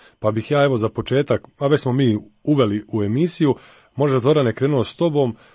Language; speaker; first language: Croatian; native; Croatian